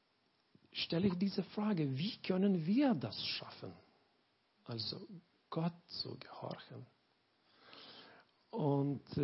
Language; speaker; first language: German; non-native, learner; Lithuanian